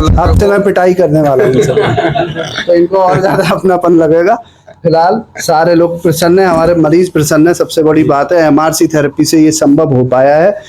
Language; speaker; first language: Hindi; native; Hindi